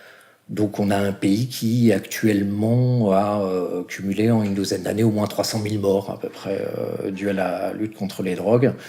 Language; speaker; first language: French; native; French